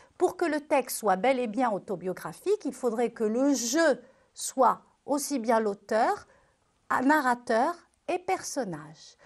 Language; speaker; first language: French; non-native, local second language; Arabic